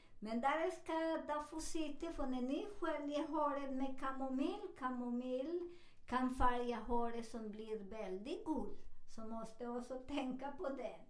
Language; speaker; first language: Swedish; non-native, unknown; Spanish